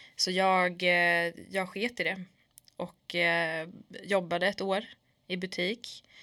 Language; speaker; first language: Swedish; early bilingual, other home language; Kurdish